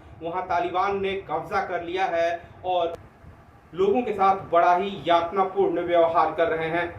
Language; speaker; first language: Hindi; native; Hindi